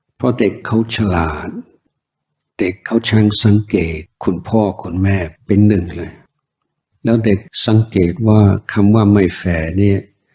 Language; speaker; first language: Thai; non-native, fluent; English